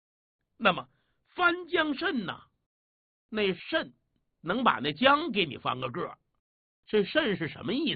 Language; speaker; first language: Chinese; native; Chinese